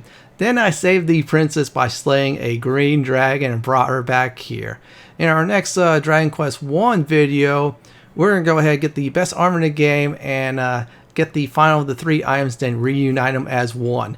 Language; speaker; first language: English; native; English